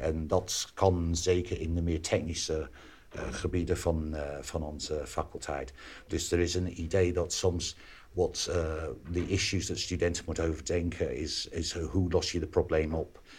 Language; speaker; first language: Dutch; non-native, fluent; English